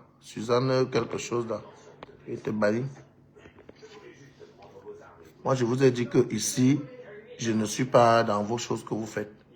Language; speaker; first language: French; non-native, local second language; Lingala